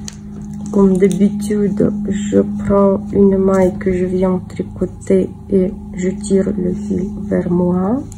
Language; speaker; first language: French; non-native, fluent; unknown